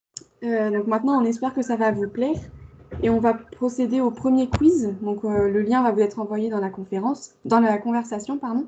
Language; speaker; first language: French; native; French